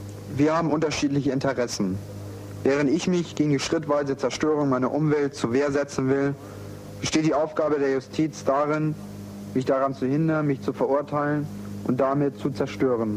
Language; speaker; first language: German; native; German